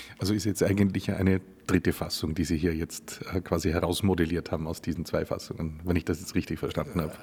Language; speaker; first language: German; native; German